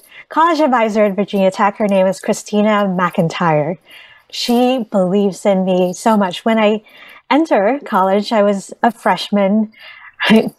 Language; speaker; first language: English; early bilingual, other home language; Vietnamese